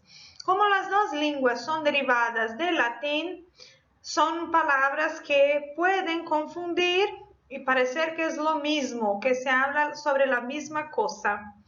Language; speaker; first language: Spanish; non-native, fluent; Portuguese